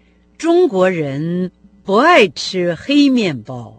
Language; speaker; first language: Chinese; non-native, fluent; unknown